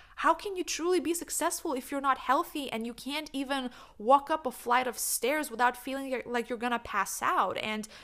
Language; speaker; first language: English; non-native, fluent; Lithuanian